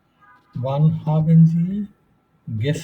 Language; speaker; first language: German; non-native, fluent; Bangla